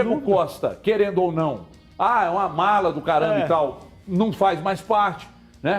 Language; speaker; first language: Portuguese; native; Portuguese